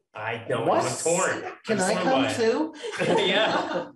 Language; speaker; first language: English; native; English